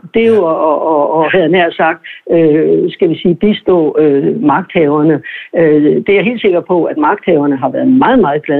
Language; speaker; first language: Danish; native; Danish